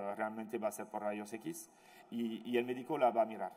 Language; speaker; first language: Spanish; non-native, fluent; French